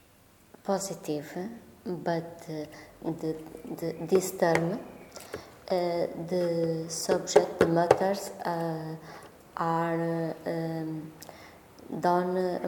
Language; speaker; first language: English; non-native, learner; Portuguese